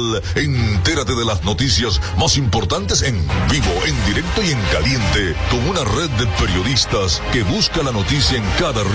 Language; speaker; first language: Spanish; native; Spanish